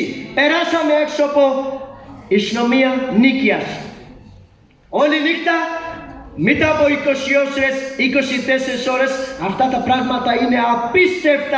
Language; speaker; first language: Greek; non-native, learner; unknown